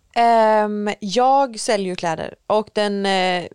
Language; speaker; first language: Swedish; native; Swedish